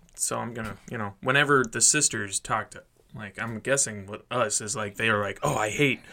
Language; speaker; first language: English; native; English